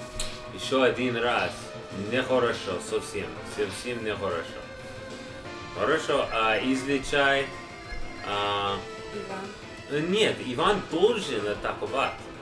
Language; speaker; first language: Russian; non-native, learner; English